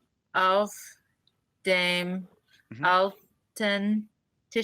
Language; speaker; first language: German; non-native, learner; English